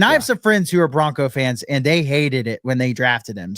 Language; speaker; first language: English; native; English